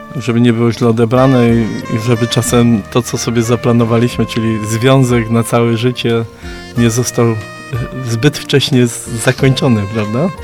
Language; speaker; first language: Polish; native; Polish